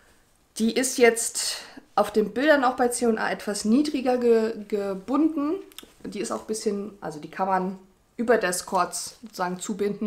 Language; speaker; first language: German; native; German